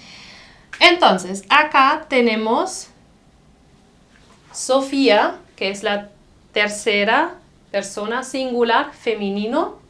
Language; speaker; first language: Spanish; non-native, fluent; German